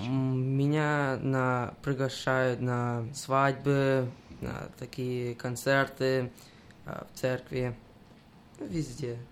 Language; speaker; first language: Russian; early bilingual, heritage; Russian